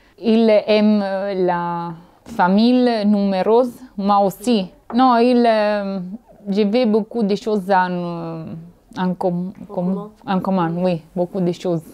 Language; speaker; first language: French; non-native, learner; Italian